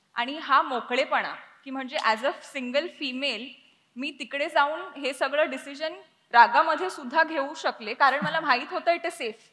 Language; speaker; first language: Marathi; non-native, local second language; Punjabi